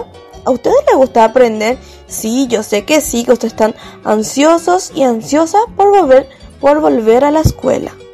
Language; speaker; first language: Spanish; native; Spanish